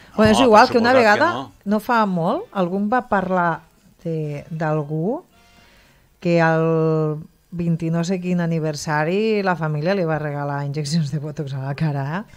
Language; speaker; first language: Catalan; native; Catalan